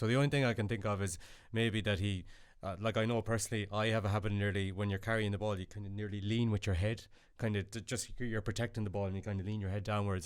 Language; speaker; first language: English; native; English